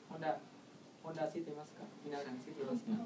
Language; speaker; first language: Japanese; non-native, learner; Vietnamese